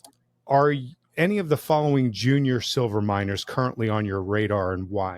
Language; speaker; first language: English; native; English